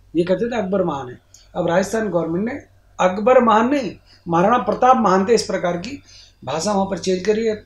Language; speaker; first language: Hindi; native; Hindi